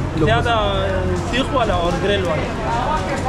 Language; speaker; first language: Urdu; non-native, local second language; Pashto